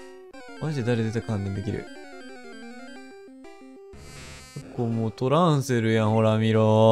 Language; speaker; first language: Japanese; native; Japanese